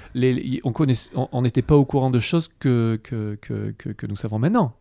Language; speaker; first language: French; native; French